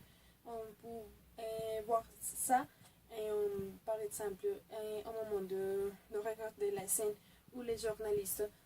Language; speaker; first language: French; non-native, fluent; Spanish